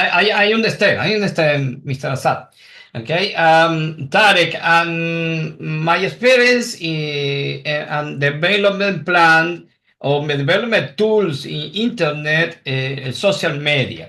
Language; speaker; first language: English; non-native, learner; Spanish